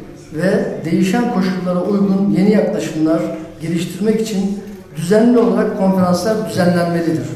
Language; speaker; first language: Turkish; native; Turkish